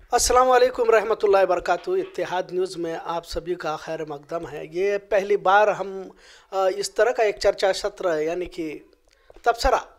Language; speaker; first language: Urdu; native; Urdu